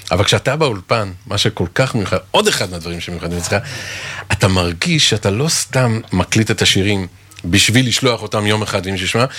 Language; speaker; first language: Hebrew; native; Hebrew